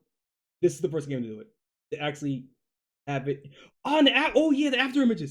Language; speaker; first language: English; native; English